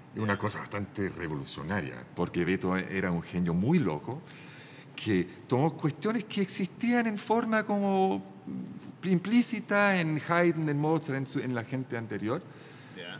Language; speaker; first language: Spanish; non-native, fluent; English